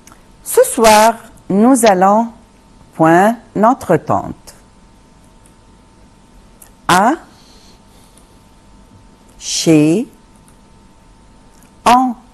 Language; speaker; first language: French; non-native, fluent; Arabic